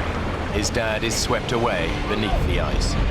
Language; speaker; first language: English; native; English